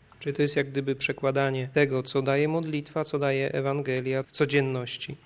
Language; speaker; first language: Polish; native; Polish